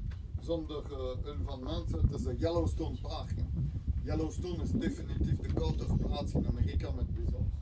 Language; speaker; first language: Dutch; non-native, learner; French